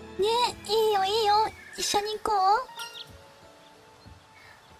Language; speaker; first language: Japanese; native; Japanese